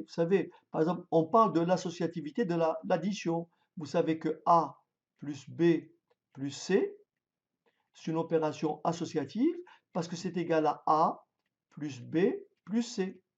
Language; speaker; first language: French; native; French